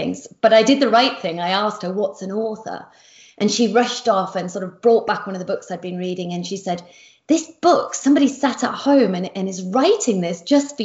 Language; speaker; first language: English; native; English